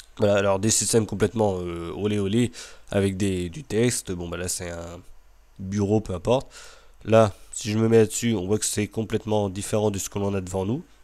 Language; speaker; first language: French; native; French